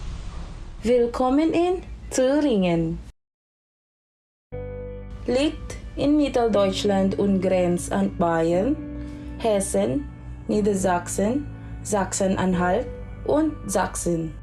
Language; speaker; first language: German; non-native, learner; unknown